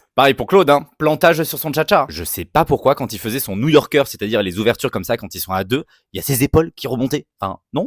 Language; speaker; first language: French; native; French